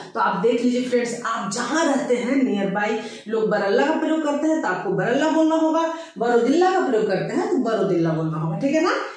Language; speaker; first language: Hindi; native; Hindi